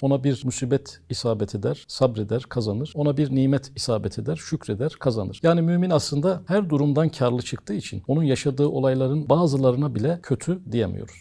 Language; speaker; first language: Turkish; native; Turkish